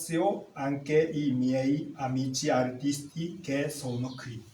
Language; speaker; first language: Italian; non-native, learner; Japanese